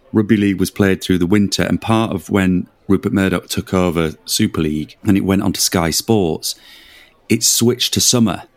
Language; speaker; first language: English; native; English